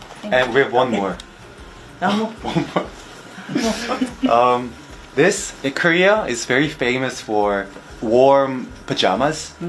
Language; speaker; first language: English; non-native, learner; Korean